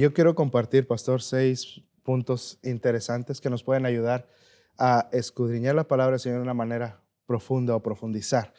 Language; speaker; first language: Spanish; native; Spanish